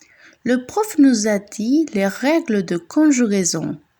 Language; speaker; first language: French; non-native, fluent; Spanish